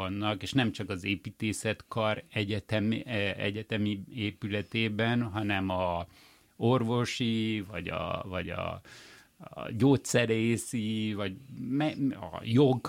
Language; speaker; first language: Hungarian; early bilingual, heritage; Hungarian